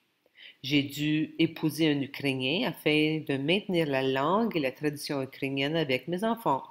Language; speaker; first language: French; non-native, local second language; Ukrainian